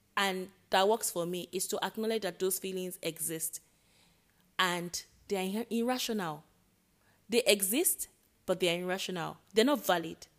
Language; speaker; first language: English; non-native, local second language; Yoruba